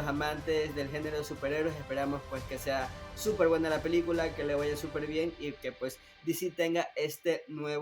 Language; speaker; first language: Spanish; native; Spanish